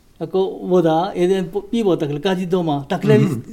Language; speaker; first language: Czech; non-native, learner; Korean